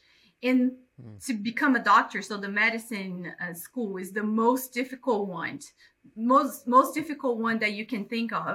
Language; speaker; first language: English; non-native, fluent; Portuguese